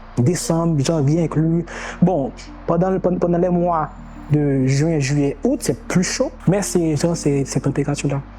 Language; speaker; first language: French; non-native, local second language; Haitian Creole